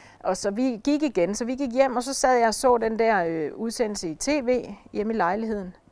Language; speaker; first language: Danish; native; Danish